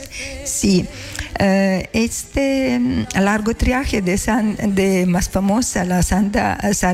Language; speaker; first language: Spanish; non-native, fluent; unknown